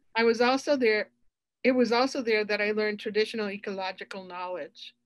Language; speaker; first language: English; native; English